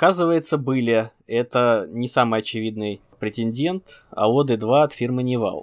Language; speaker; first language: Russian; native; Russian